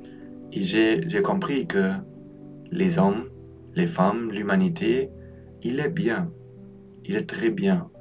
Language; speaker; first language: French; non-native, learner; Polish